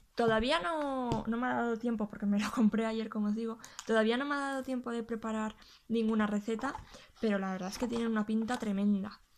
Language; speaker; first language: Spanish; native; Spanish